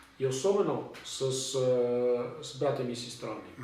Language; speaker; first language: Russian; non-native, learner; Catalan